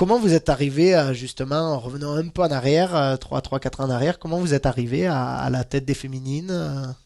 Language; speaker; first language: French; native; French